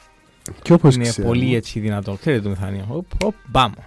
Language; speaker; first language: Greek; native; Greek